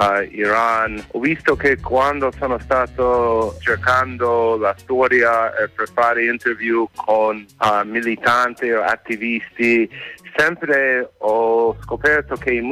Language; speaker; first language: Italian; non-native, fluent; English